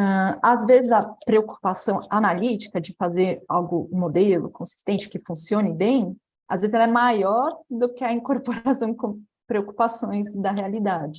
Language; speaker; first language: Portuguese; native; Portuguese